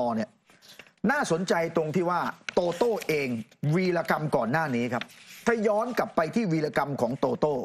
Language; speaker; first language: Thai; native; Thai